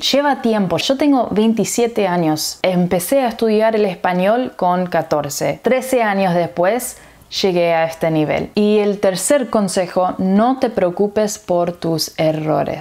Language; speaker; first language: Spanish; early bilingual, heritage; English